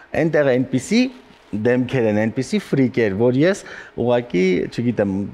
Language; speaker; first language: Armenian; native; Armenian